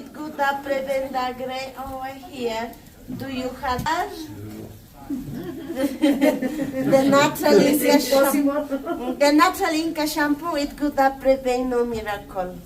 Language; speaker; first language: English; non-native, learner; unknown